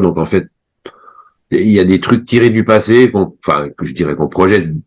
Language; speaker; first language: French; native; French